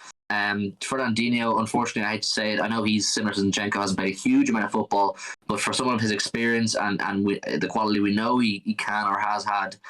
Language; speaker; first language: English; native; English